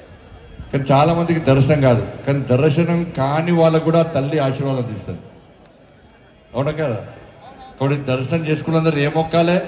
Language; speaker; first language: Telugu; native; Telugu